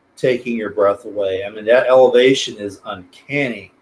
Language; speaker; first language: English; native; English